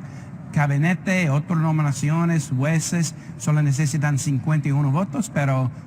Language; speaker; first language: Spanish; non-native, fluent; English